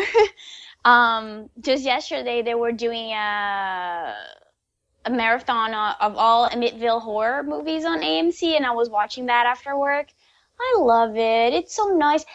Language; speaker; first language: English; non-native, fluent; Portuguese